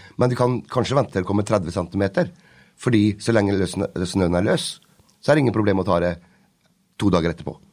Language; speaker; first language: Norwegian; native; Norwegian